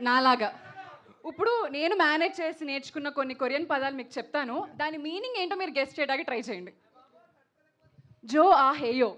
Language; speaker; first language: Telugu; native; Telugu